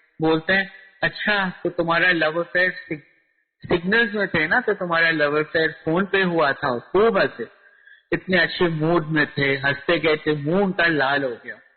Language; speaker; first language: Hindi; native; Hindi